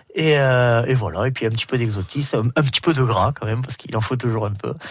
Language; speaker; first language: French; native; French